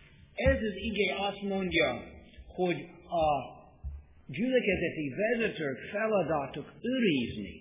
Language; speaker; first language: Hungarian; non-native, fluent; English